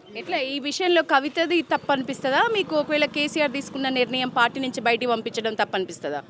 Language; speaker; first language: Telugu; native; Telugu